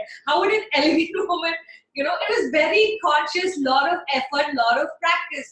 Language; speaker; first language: English; non-native, local second language; Hindi